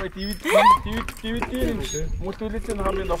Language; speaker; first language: German; non-native, learner; Mongolian